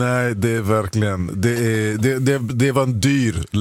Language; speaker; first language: Swedish; native; Swedish